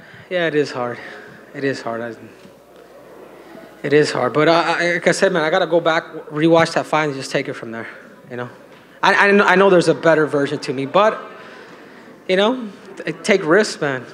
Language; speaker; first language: English; early bilingual, other home language; Spanish